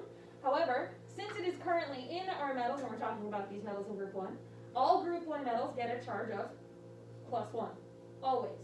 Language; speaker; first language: English; native; English